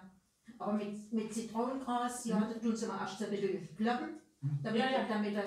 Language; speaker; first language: German; native; German